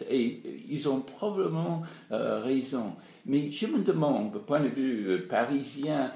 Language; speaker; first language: French; non-native, fluent; English